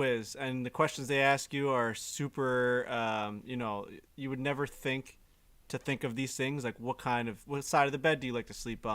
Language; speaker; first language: English; native; English